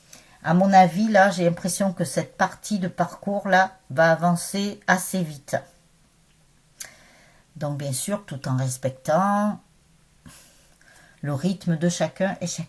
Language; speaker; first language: French; native; French